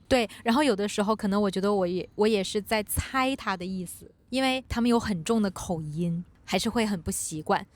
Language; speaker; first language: Chinese; native; Chinese